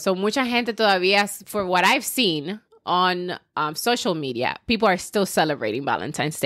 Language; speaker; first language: English; early bilingual, other home language; Spanish